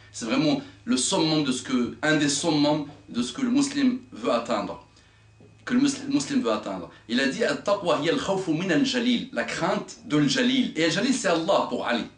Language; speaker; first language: French; non-native, local second language; Arabic